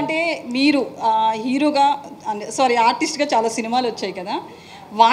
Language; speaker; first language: Telugu; native; Telugu